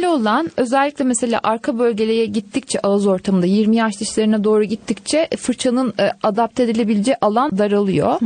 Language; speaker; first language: Turkish; native; Turkish